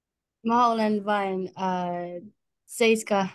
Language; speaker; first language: Finnish; non-native, learner; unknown